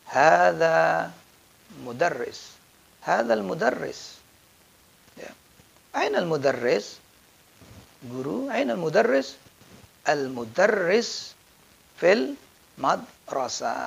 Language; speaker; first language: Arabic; non-native, fluent; Indonesian